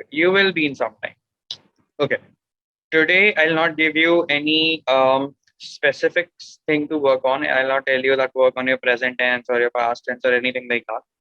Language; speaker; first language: English; non-native, local second language; Hindi